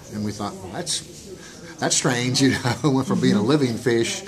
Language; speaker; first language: English; native; English